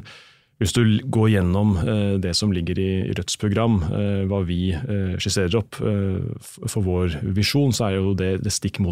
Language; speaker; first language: Norwegian; native; Norwegian